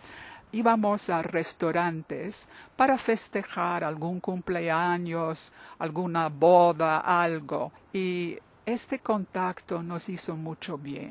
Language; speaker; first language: Spanish; non-native, fluent; English